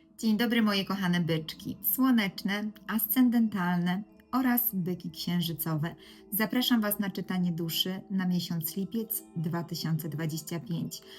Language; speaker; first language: Polish; native; Polish